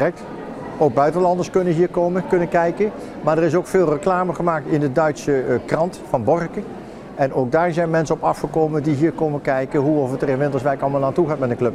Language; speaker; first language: Dutch; native; Dutch